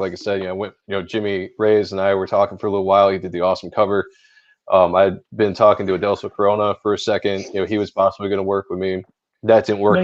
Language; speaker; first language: English; native; English